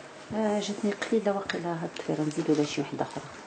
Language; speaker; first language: Arabic; native; Arabic